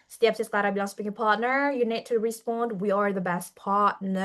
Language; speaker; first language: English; non-native, fluent; Indonesian